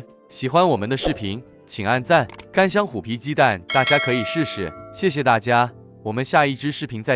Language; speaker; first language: Chinese; native; Chinese